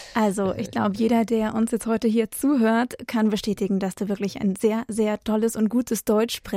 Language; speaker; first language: German; native; German